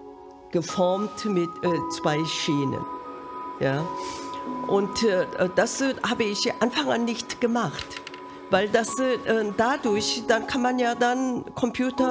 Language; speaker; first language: German; non-native, fluent; Korean